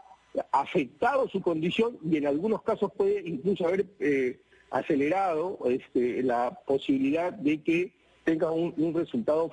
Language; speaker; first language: Spanish; native; Spanish